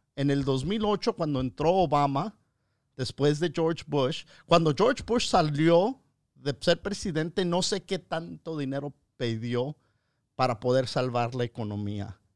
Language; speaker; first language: Spanish; early bilingual, other home language; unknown